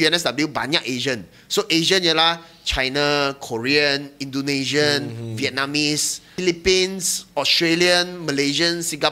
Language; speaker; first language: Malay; non-native, local second language; Chinese